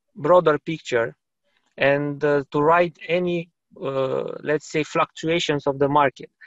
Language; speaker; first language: English; non-native, fluent; Romanian